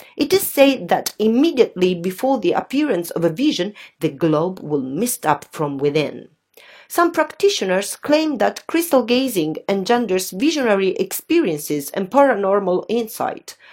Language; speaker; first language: English; non-native, fluent; Italian